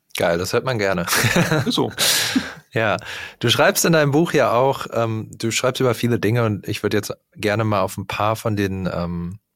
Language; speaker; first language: German; native; German